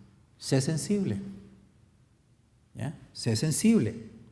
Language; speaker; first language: Spanish; native; Spanish